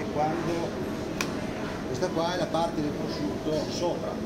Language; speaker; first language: Italian; native; Italian